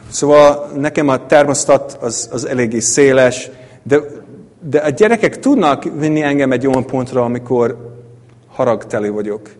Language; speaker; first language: Hungarian; non-native, fluent; English